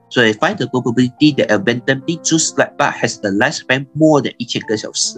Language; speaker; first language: English; non-native, local second language; Chinese